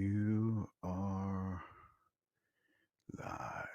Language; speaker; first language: English; native; English